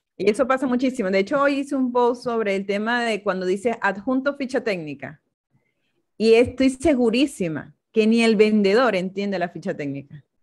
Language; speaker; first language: Spanish; native; Spanish